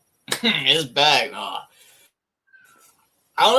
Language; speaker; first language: English; native; English